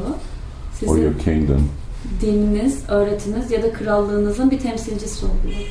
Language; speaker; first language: Turkish; native; Turkish